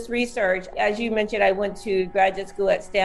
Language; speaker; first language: English; native; English